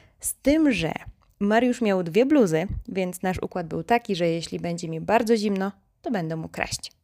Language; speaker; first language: Polish; native; Polish